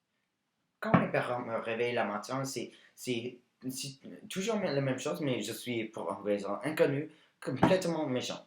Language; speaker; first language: French; non-native, learner; English